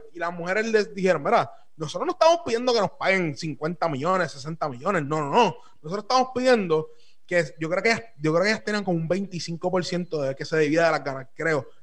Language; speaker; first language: Spanish; native; Spanish